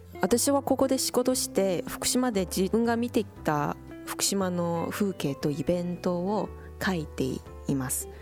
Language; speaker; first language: Japanese; non-native, fluent; Chinese